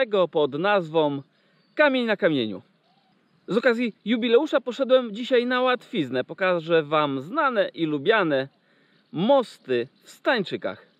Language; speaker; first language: Polish; native; Polish